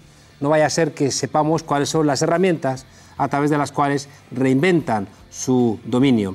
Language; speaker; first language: Spanish; native; Spanish